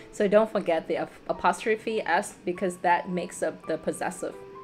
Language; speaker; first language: English; non-native, fluent; Vietnamese